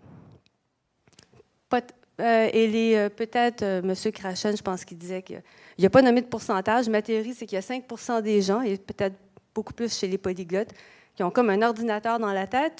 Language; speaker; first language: French; native; French